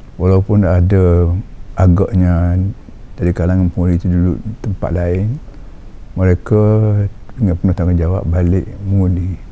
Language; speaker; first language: Malay; native; Malay